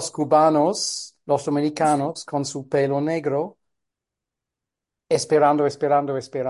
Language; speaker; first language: Spanish; non-native, fluent; English